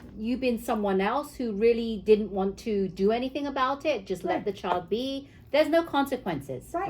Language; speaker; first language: English; native; English